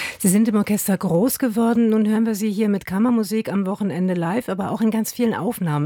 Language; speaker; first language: German; native; German